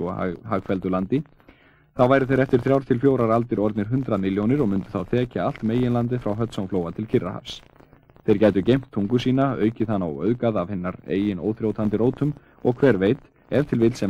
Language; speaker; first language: Icelandic; native; Icelandic